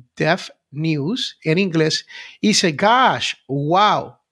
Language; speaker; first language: Spanish; early bilingual, heritage; Spanish